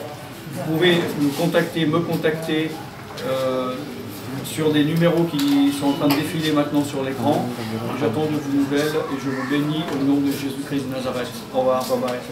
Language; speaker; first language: French; native; French